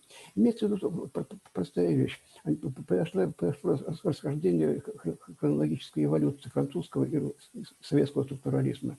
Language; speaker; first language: Russian; native; Russian